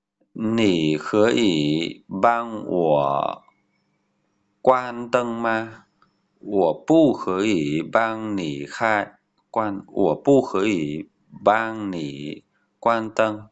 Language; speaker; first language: Chinese; non-native, fluent; Vietnamese